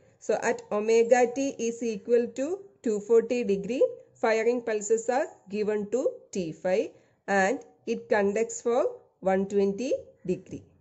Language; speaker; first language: English; non-native, local second language; Malayalam